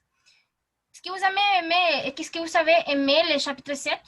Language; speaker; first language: French; non-native, learner; Spanish